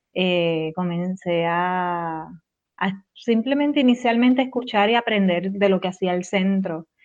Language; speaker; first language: Spanish; native; Spanish